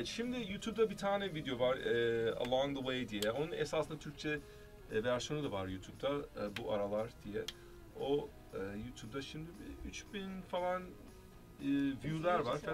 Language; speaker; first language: Turkish; early bilingual, heritage; Turkish